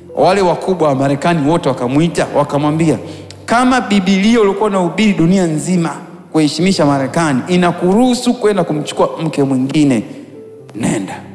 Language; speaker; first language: Swahili; native; Swahili